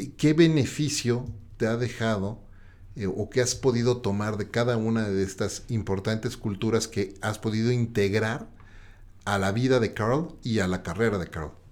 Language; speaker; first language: Spanish; native; Spanish